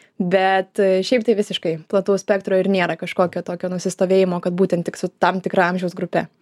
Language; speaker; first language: Lithuanian; native; Lithuanian